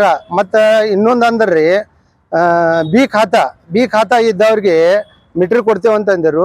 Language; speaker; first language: Kannada; native; Kannada